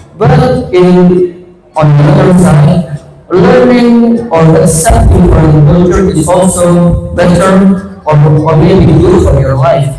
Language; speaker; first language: English; non-native, fluent; Indonesian